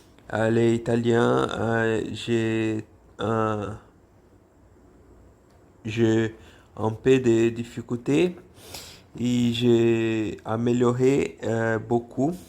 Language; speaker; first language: French; non-native, learner; Portuguese